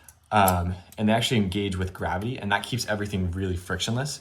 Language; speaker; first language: English; native; English